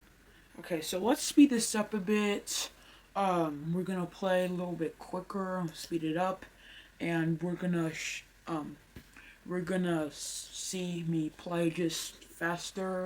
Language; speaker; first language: English; native; English